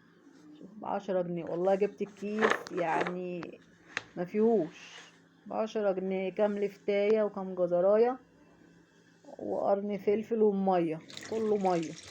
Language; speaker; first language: Arabic; native; Arabic